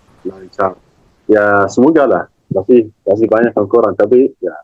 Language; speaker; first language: Indonesian; non-native, fluent; Arabic